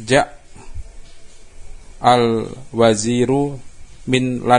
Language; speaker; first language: Arabic; non-native, learner; Indonesian